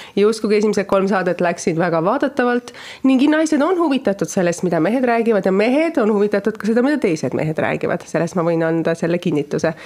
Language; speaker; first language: Estonian; native; Estonian